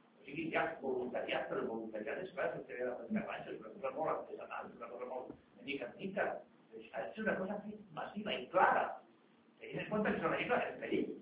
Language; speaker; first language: Catalan; non-native, local second language; Spanish